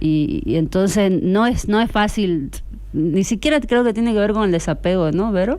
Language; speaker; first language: Spanish; native; Spanish